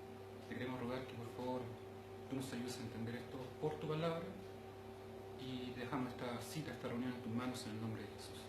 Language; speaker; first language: Spanish; native; Spanish